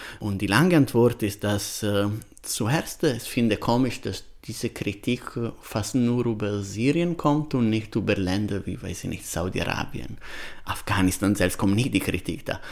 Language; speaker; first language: German; non-native, fluent; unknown